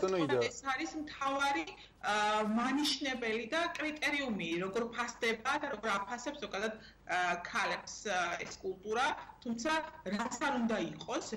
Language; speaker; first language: Georgian; native; Georgian